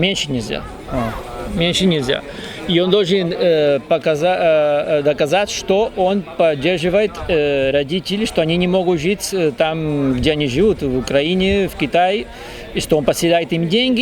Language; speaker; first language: Russian; non-native, fluent; Spanish